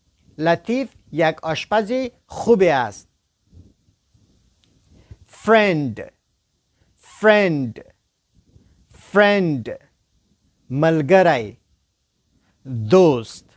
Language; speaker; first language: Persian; non-native, local second language; Pashto